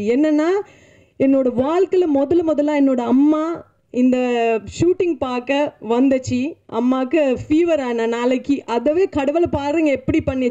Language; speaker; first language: Tamil; non-native, fluent; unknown